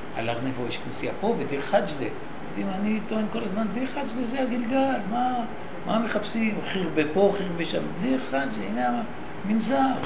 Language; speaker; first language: Hebrew; native; Hebrew